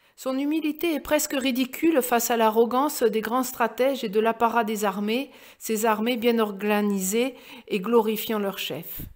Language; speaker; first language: French; native; French